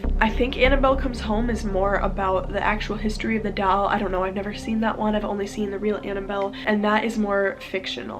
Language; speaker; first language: English; native; English